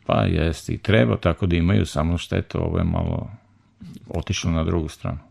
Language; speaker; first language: Serbian; native; Serbian